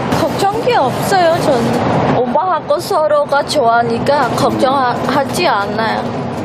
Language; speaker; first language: Korean; non-native, learner; Khmer